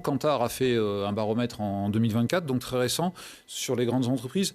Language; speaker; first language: French; native; French